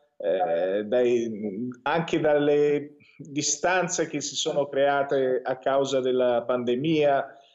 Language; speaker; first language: Italian; native; Italian